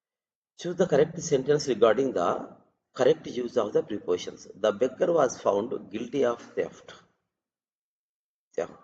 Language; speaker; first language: English; non-native, local second language; Telugu